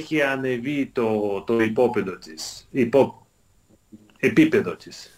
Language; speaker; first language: Greek; non-native, fluent; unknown